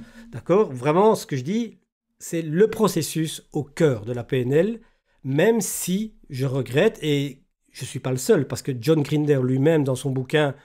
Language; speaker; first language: French; native; French